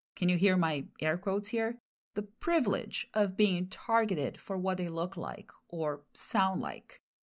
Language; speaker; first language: English; non-native, fluent; Portuguese